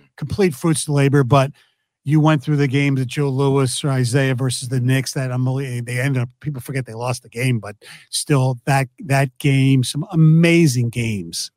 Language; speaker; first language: English; native; English